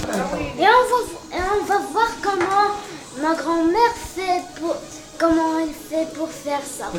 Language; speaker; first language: French; non-native, learner; Arabic